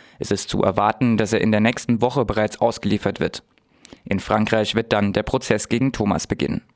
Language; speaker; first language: German; native; German